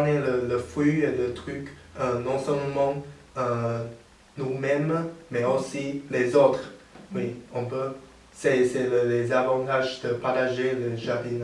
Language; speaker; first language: French; non-native, learner; Chinese